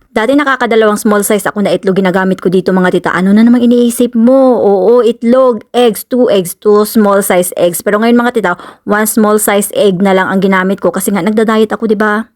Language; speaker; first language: Filipino; non-native, local second language; Cebuano